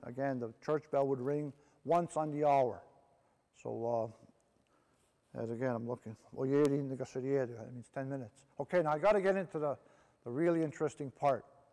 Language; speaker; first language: English; native; English